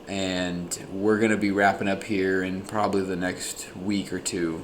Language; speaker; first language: English; native; English